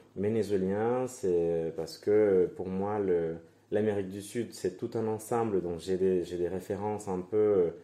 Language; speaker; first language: French; non-native, fluent; Spanish